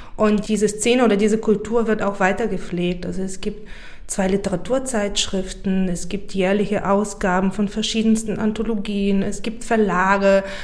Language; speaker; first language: German; non-native, fluent; Bulgarian